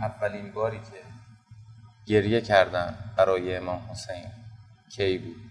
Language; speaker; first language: Persian; native; Persian